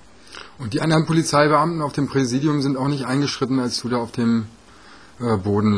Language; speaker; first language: German; native; German